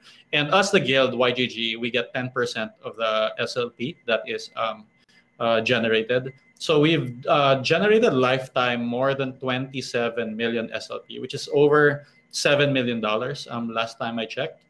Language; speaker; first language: English; non-native, local second language; Filipino